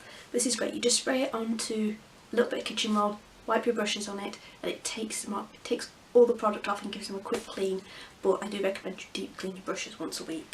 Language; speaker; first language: English; native; English